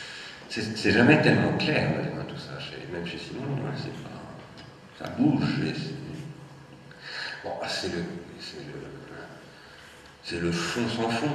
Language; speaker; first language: French; native; French